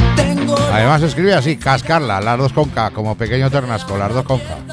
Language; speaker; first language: Spanish; native; Spanish